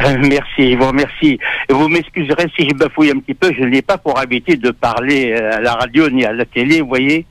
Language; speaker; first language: French; non-native, local second language; Arabic